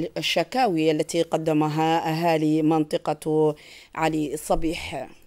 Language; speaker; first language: Arabic; non-native, local second language; Somali